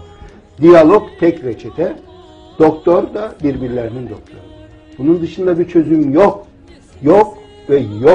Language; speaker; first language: Turkish; native; Turkish